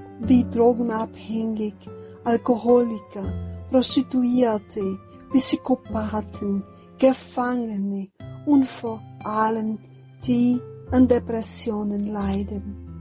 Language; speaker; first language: German; non-native, fluent; Portuguese